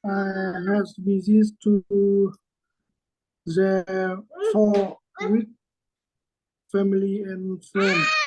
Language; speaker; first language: English; non-native, learner; Vietnamese